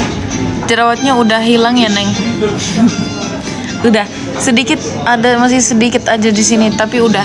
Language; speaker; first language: Indonesian; native; Indonesian